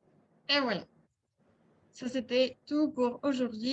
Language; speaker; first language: French; non-native, fluent; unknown